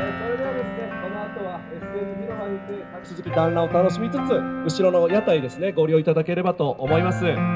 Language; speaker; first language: Japanese; native; Japanese